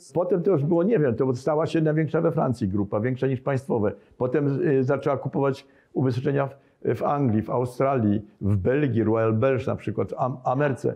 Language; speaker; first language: Polish; native; Polish